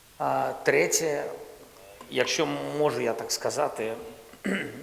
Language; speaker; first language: Ukrainian; non-native, local second language; Russian